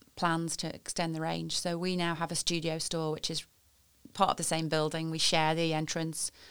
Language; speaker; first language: English; native; English